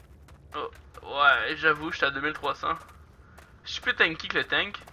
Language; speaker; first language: French; native; French